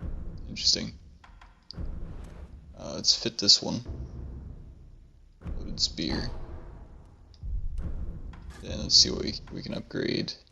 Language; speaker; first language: English; native; English